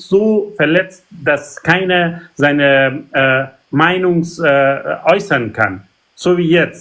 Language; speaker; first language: German; non-native, learner; Persian